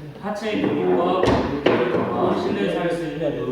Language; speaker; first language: Korean; native; Korean